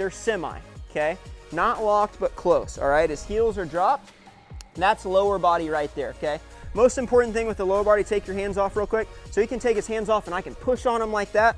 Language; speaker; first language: English; native; English